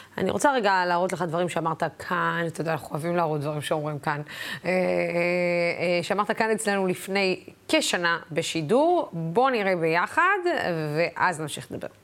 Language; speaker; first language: Hebrew; non-native, local second language; Arabic